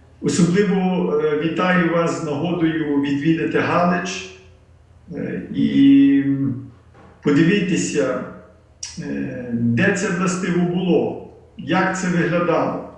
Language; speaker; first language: Ukrainian; early bilingual, heritage; Ukrainian